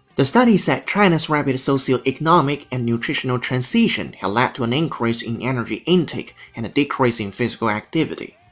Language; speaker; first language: English; non-native, fluent; Chinese